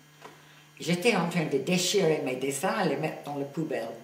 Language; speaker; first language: French; non-native, fluent; English